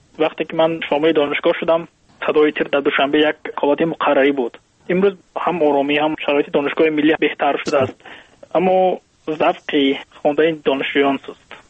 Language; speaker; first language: Persian; native; Persian